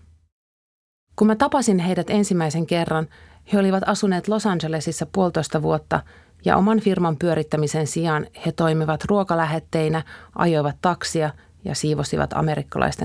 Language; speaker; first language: Finnish; native; Finnish